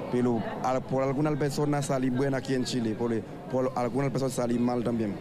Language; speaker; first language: Spanish; non-native, learner; Haitian Creole